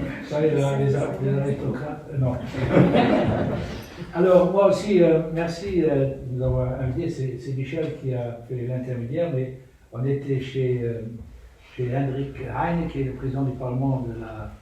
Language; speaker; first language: French; non-native, local second language; Luxembourgish